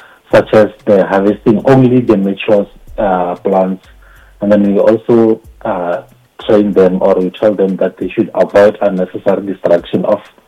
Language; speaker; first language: English; non-native, local second language; Northern Sotho